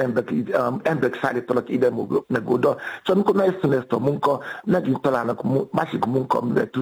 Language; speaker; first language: Hungarian; non-native, fluent; Yoruba